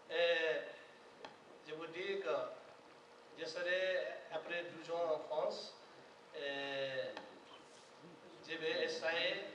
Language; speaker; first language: French; non-native, learner; Nepali